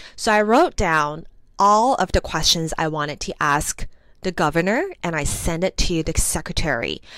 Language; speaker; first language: English; early bilingual, other home language; Chinese